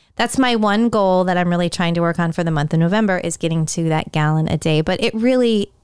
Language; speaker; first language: English; native; English